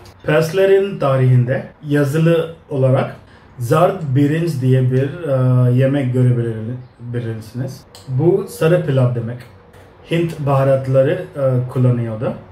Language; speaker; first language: Turkish; non-native, learner; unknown